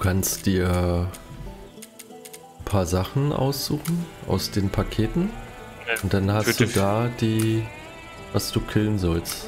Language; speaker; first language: German; native; German